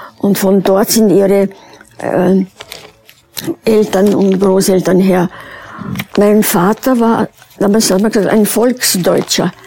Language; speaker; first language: German; early bilingual, other home language; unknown